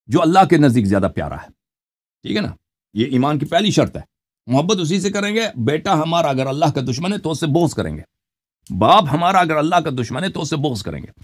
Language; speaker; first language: Urdu; non-native, local second language; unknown